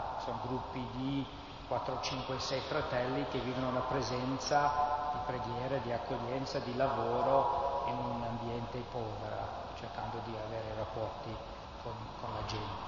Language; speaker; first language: Italian; non-native, fluent; English